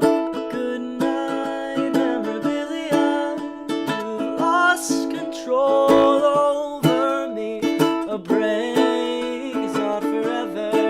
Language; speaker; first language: English; native; English